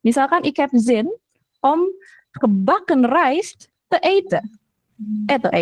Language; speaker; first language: Dutch; non-native, fluent; Indonesian